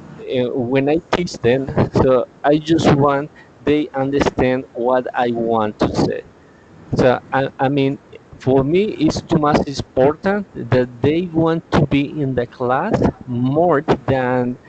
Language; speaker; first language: English; non-native, learner; Spanish